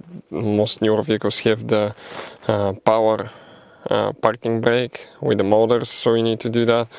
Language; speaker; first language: English; non-native, fluent; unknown